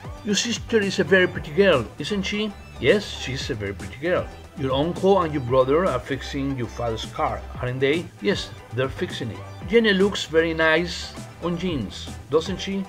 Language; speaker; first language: English; non-native, fluent; Spanish